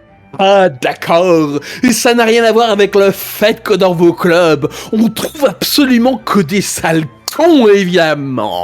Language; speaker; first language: French; native; French